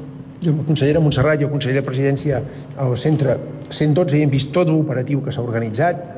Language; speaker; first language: Catalan; native; Catalan